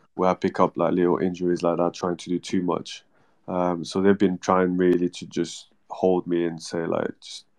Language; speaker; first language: English; non-native, fluent; French